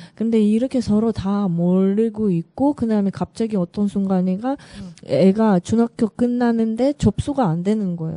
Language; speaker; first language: Korean; non-native, learner; Russian